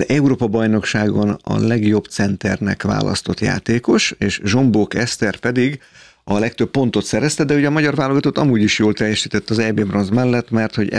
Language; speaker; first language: Hungarian; native; Hungarian